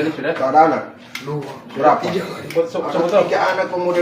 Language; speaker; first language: Malay; native; Malay